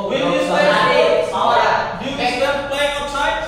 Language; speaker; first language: English; non-native, learner; Indonesian